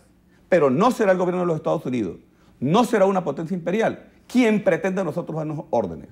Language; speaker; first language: Spanish; native; Spanish